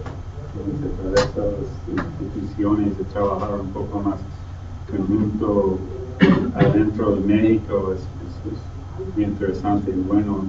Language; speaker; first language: Spanish; non-native, learner; English